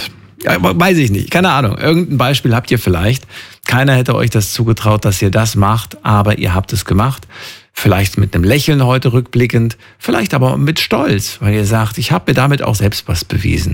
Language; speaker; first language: German; native; German